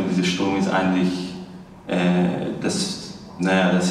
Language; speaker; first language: German; non-native, fluent; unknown